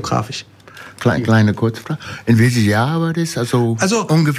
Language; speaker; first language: German; non-native, fluent; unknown